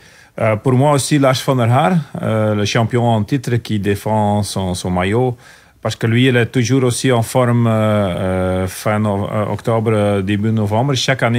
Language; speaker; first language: French; non-native, local second language; Dutch